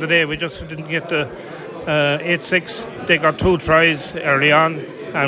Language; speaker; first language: English; native; English